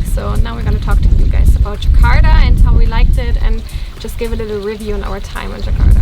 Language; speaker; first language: English; non-native, fluent; German